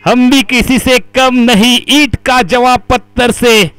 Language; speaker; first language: Hindi; non-native, local second language; Marathi